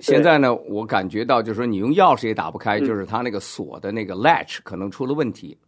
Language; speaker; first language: Chinese; native; Chinese